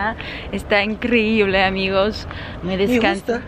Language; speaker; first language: Spanish; non-native, fluent; Russian